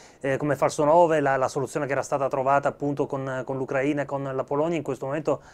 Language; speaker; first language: Italian; native; Italian